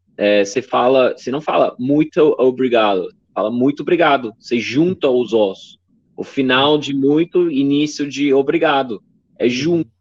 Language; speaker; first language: Portuguese; non-native, fluent; English